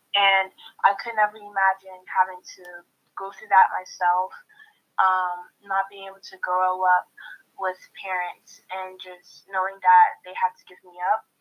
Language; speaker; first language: English; native; English